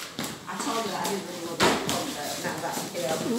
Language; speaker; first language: Polish; early bilingual, heritage; English